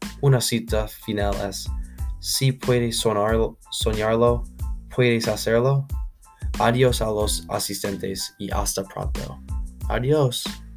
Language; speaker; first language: Spanish; non-native, learner; English